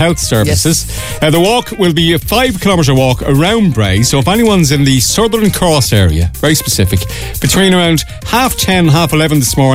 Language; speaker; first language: English; native; English